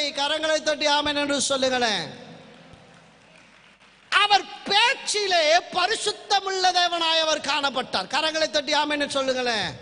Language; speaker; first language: Tamil; native; Tamil